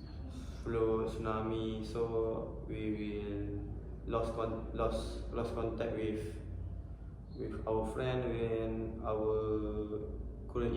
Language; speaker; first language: English; non-native, learner; Malay